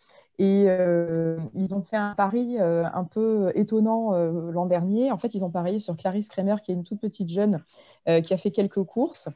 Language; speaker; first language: French; native; French